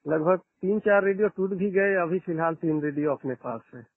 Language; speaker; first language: Hindi; non-native, local second language; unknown